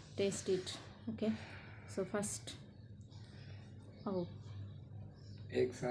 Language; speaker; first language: English; non-native, learner; Bangla